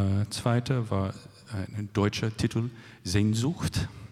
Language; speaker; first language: German; non-native, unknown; English